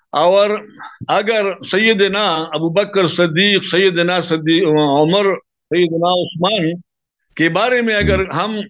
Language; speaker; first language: Urdu; non-native, local second language; Pashto